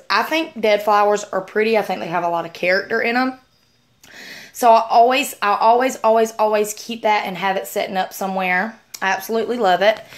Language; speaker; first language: English; native; English